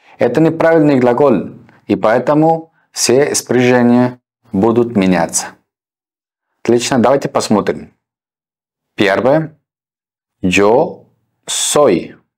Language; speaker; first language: Russian; non-native, fluent; Spanish